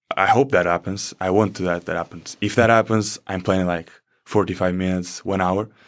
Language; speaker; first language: English; non-native, fluent; Portuguese